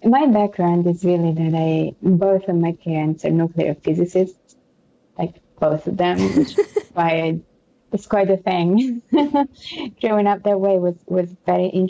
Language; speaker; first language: English; non-native, fluent; Italian